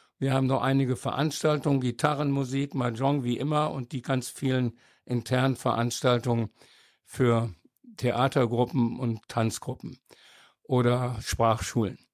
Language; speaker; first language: German; native; German